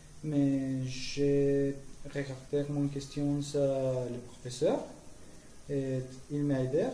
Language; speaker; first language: French; non-native, learner; Spanish